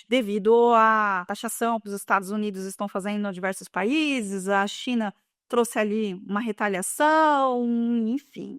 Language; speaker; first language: Portuguese; native; Portuguese